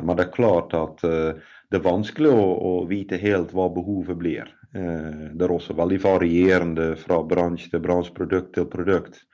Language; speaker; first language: Norwegian; non-native, fluent; Dutch